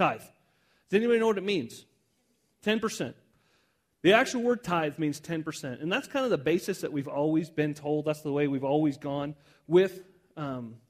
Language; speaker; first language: English; native; English